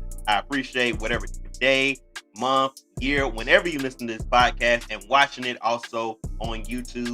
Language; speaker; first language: English; native; English